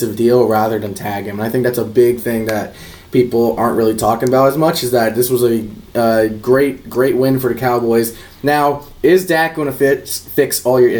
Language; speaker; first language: English; native; English